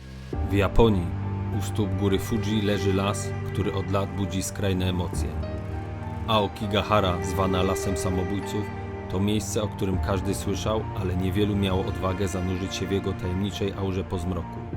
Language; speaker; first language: Polish; native; Polish